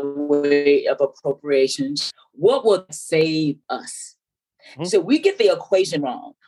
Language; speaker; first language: English; native; English